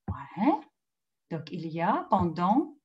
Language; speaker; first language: French; non-native, fluent; Russian